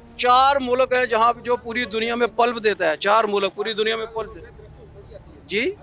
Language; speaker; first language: Urdu; non-native, local second language; Punjabi